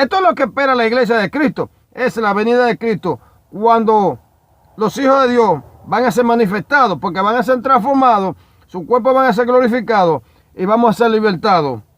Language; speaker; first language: Spanish; native; Spanish